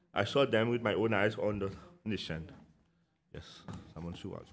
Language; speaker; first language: English; non-native, local second language; Seselwa Creole French